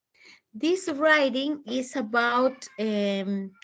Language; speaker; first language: English; non-native, fluent; Spanish